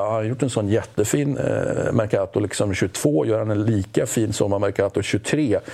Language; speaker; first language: Swedish; native; Swedish